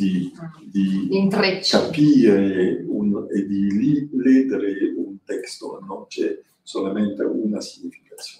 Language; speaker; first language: Italian; non-native, learner; French